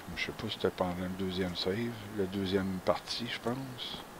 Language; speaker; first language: French; native; French